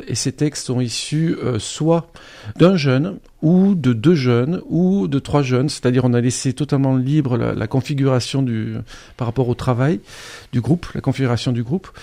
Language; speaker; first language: French; native; French